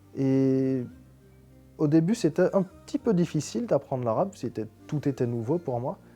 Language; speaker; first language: French; native; French